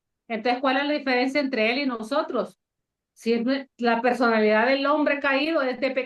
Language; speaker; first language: Spanish; native; Spanish